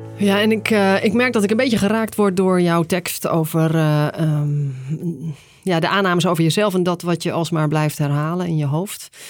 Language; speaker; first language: Dutch; native; Dutch